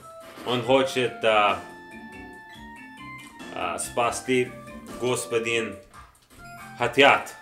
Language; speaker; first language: Russian; non-native, learner; English